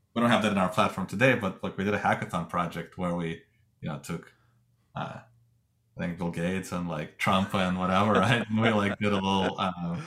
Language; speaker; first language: English; non-native, fluent; Russian